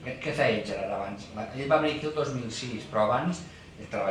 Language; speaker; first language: Catalan; native; Catalan